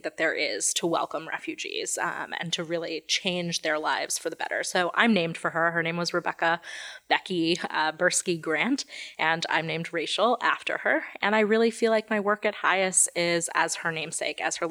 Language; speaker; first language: English; native; English